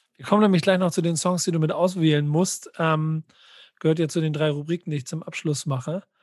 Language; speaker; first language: German; native; German